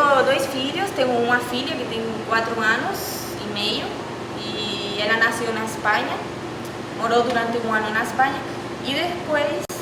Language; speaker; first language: Portuguese; non-native, fluent; Spanish